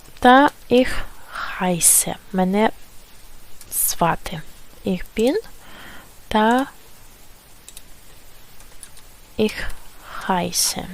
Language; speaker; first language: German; non-native, fluent; Ukrainian